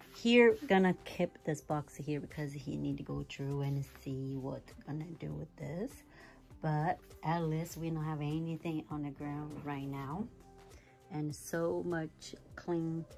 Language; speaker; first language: English; non-native, fluent; Portuguese